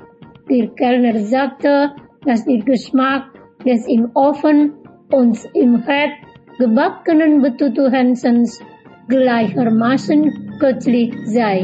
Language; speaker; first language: German; non-native, fluent; Indonesian